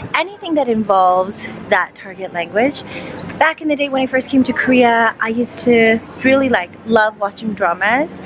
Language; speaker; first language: English; native; English